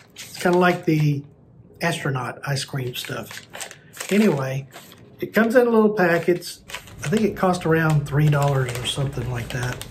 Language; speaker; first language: English; native; English